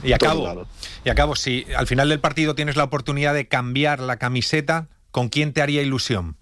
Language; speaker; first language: Spanish; native; Spanish